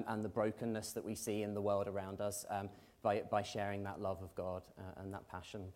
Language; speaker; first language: English; native; English